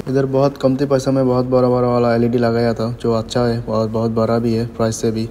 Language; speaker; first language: Hindi; non-native, learner; Bangla